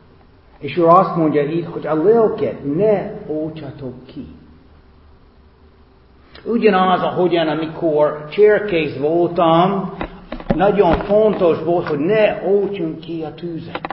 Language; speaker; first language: Hungarian; non-native, fluent; English